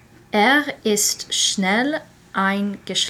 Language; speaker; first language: German; non-native, learner; English